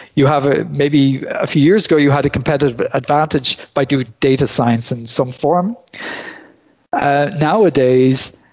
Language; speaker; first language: English; native; English